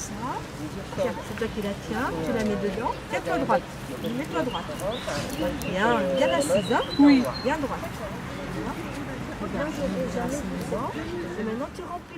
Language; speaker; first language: French; native; French